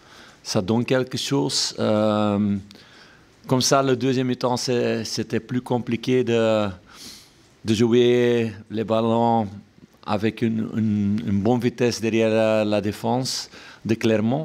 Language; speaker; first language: French; non-native, local second language; Dutch